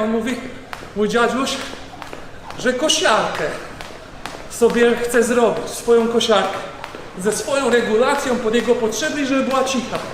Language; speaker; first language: Polish; native; Polish